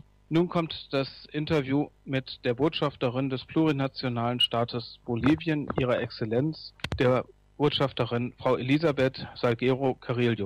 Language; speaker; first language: German; native; German